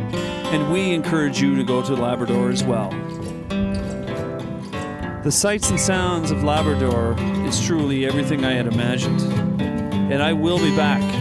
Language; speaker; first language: English; native; English